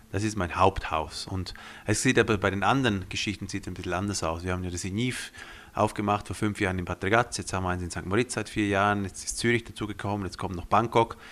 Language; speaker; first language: German; non-native, fluent; Romansh